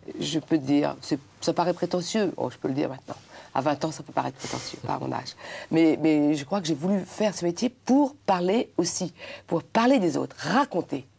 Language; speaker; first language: French; non-native, local second language; Réunion Creole French